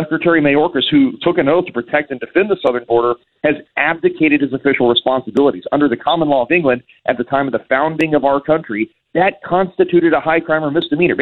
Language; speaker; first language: English; native; English